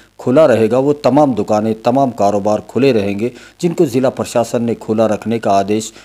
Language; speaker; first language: Hindi; non-native, local second language; Urdu